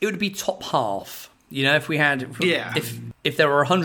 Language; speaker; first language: English; native; English